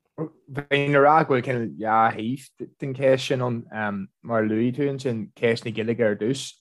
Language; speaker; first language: Irish; non-native, local second language; English